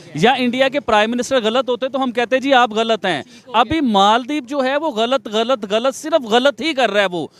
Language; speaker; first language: Urdu; non-native, local second language; Punjabi